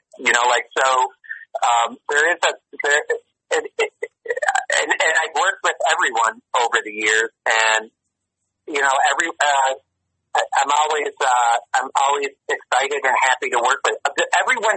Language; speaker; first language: English; native; English